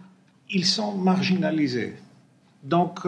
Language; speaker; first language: French; non-native, fluent; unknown